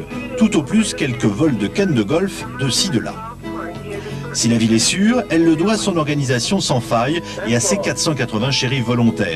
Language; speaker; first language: French; native; French